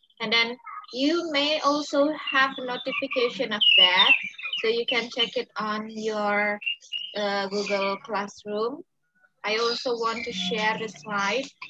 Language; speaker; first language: English; non-native, fluent; Balinese